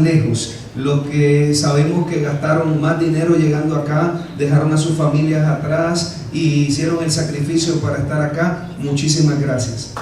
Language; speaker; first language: Spanish; native; Spanish